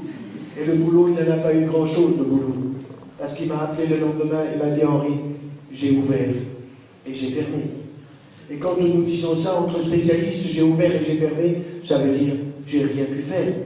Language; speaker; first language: French; native; French